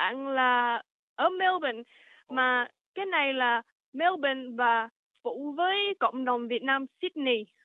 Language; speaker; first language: Vietnamese; early bilingual, heritage; Vietnamese